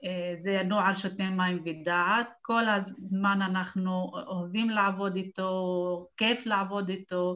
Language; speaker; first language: Hebrew; non-native, local second language; Arabic